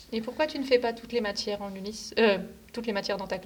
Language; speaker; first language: French; native; French